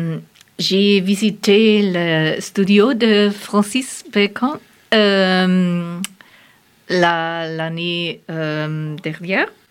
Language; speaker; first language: French; non-native, learner; German